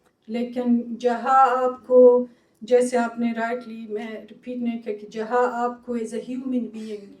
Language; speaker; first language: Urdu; non-native, fluent; Persian